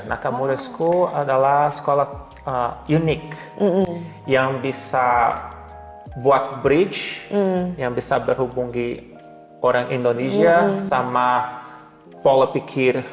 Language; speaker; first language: Indonesian; non-native, learner; Portuguese